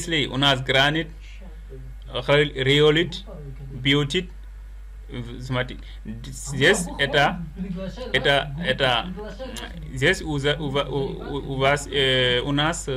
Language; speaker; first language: Russian; non-native, learner; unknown